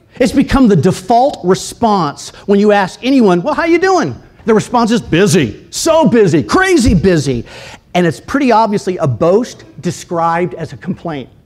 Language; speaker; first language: English; native; English